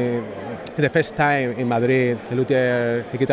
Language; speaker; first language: English; non-native, learner; Spanish